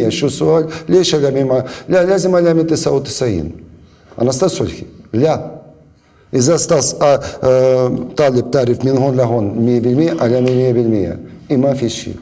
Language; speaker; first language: Arabic; non-native, learner; Russian